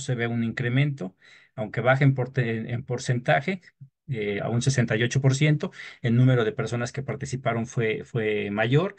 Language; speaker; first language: Spanish; native; Spanish